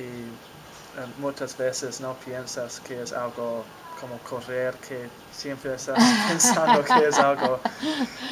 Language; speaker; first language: Spanish; non-native, learner; English